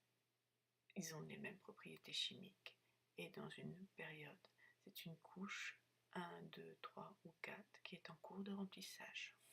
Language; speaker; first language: French; native; French